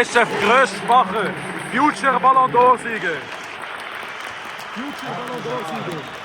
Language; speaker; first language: German; native; German